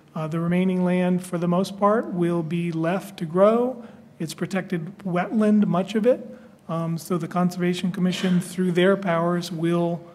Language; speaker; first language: English; native; English